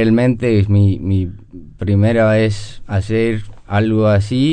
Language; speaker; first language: Spanish; non-native, learner; English